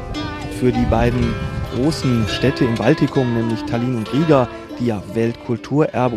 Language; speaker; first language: German; native; German